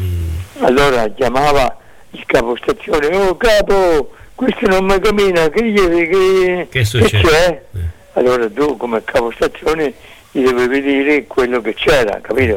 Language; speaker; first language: Italian; native; Italian